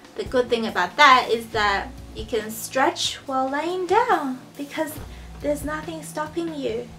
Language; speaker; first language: English; early bilingual, other home language; Chinese